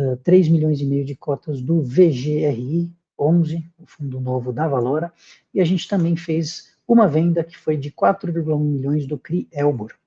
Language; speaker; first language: Portuguese; native; Portuguese